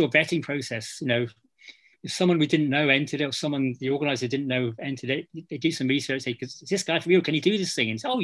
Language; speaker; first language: English; native; English